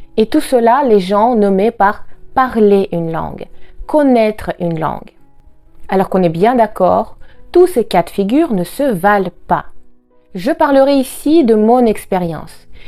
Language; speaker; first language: French; non-native, fluent; Russian